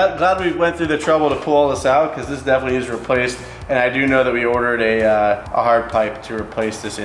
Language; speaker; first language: English; native; English